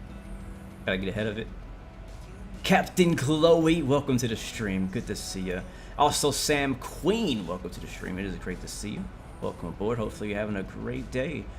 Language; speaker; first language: English; native; English